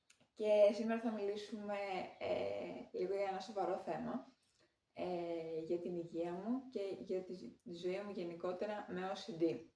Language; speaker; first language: Greek; native; Greek